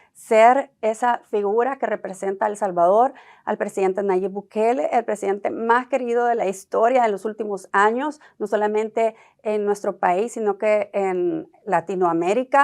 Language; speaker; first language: Spanish; native; Spanish